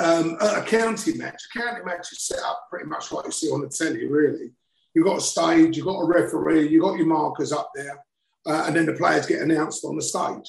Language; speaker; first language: English; native; English